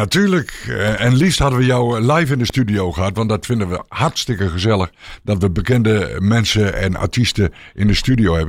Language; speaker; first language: Dutch; native; Dutch